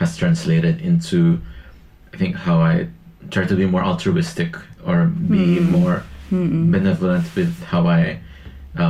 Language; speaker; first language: English; non-native, local second language; Filipino